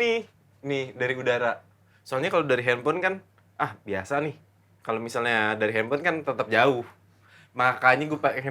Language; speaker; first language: Indonesian; native; Indonesian